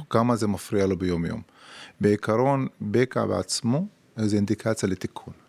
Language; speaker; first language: Hebrew; non-native, local second language; Arabic